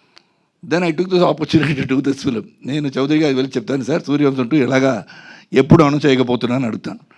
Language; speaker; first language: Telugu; non-native, fluent; Tamil